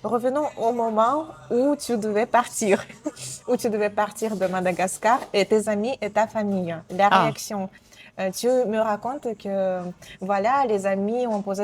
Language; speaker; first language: French; non-native, fluent; Russian